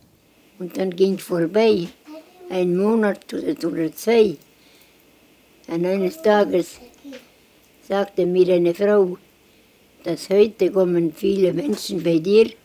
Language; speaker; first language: German; non-native, learner; Estonian